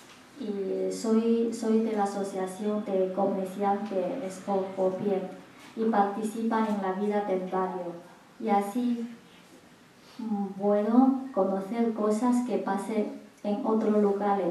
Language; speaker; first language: Spanish; non-native, learner; Chinese